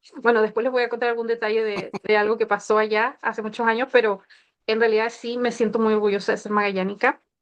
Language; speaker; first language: Spanish; native; Spanish